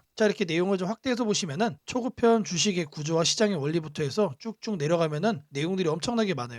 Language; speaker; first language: Korean; native; Korean